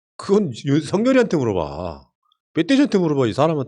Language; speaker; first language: Korean; native; Korean